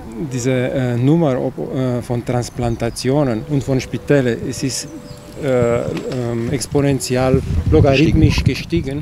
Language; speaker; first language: German; non-native, fluent; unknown